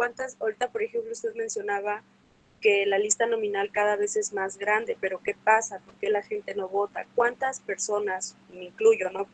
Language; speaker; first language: Spanish; native; Spanish